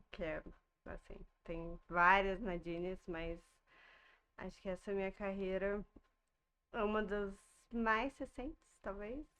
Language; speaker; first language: Portuguese; early bilingual, heritage; Portuguese